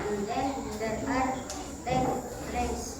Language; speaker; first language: English; non-native, learner; Indonesian